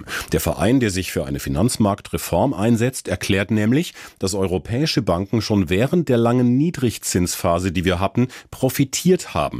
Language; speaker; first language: German; native; German